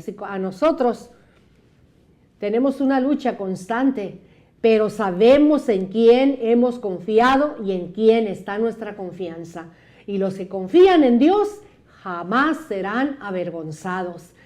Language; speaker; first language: Spanish; native; Spanish